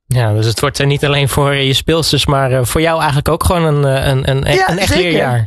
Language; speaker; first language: Dutch; native; Dutch